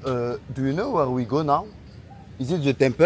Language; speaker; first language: English; non-native, learner; French